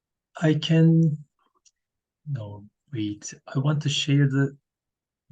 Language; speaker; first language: English; non-native, learner; Turkish